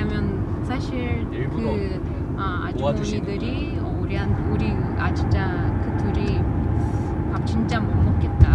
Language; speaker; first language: Korean; non-native, learner; Russian